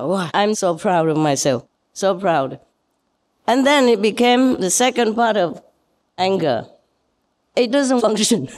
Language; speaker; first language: English; non-native, fluent; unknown